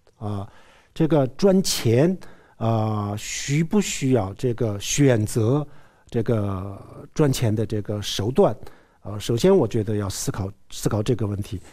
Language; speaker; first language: Chinese; non-native, local second language; Tibetan